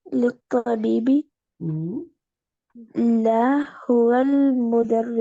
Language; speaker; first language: Arabic; non-native, learner; Urdu